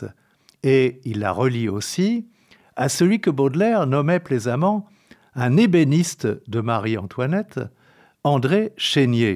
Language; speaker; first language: French; native; French